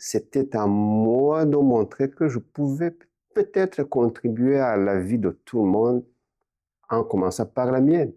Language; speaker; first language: French; non-native, local second language; Kinyarwanda